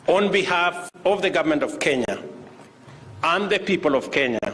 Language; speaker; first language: English; non-native, local second language; Kalenjin